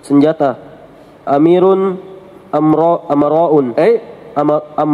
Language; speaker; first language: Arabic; non-native, learner; Indonesian